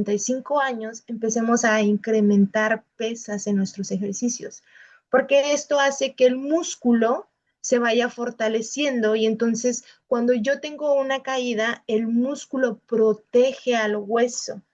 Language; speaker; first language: Spanish; native; Spanish